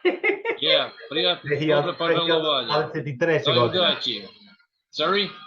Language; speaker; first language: Russian; non-native, learner; Serbian